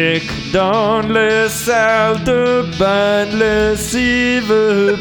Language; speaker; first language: French; non-native, learner; English